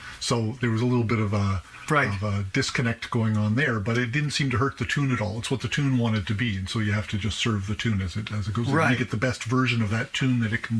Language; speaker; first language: English; native; English